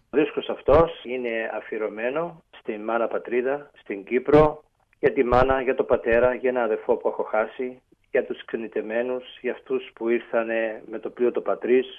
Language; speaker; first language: Greek; early bilingual, heritage; Greek